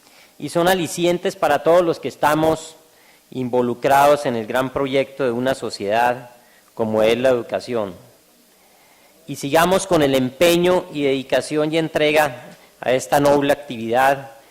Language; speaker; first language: Spanish; native; Spanish